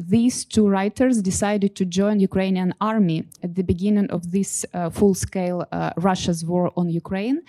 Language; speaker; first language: English; non-native, fluent; Ukrainian